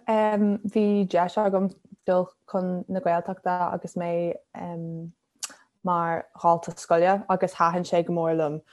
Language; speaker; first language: Irish; non-native, local second language; English